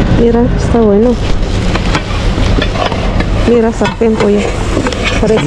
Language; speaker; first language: Spanish; non-native, learner; Filipino